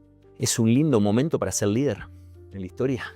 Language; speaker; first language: Spanish; native; Spanish